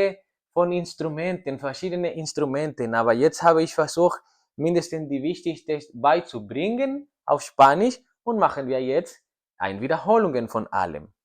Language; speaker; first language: German; non-native, learner; Spanish